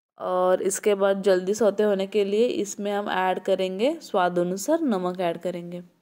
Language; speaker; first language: Hindi; native; Hindi